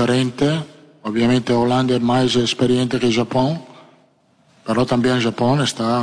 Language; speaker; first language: Portuguese; non-native, learner; Italian